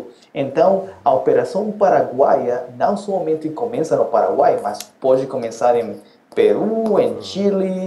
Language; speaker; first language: Portuguese; non-native, fluent; Spanish